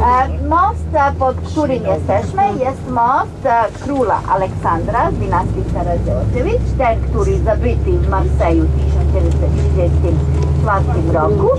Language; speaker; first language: Polish; non-native, learner; Serbian